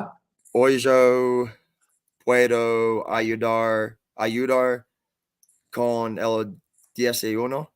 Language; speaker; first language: Spanish; non-native, learner; English